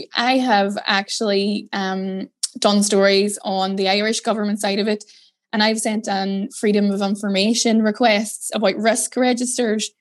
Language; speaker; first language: English; native; English